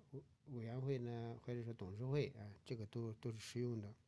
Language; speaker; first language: Chinese; native; Chinese